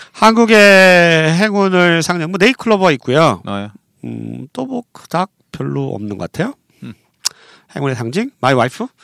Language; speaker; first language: Korean; native; Korean